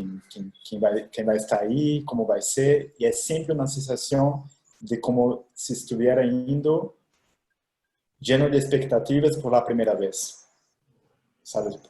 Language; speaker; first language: Spanish; non-native, fluent; Portuguese